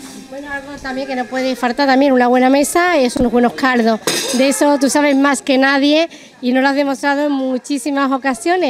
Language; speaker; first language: Spanish; native; Spanish